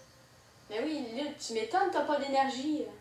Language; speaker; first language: French; native; French